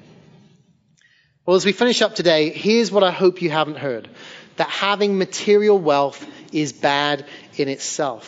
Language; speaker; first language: English; native; English